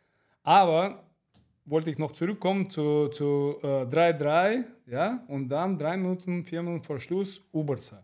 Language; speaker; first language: German; non-native, fluent; Russian